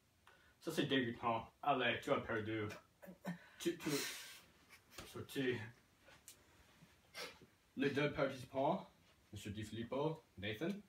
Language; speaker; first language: French; non-native, learner; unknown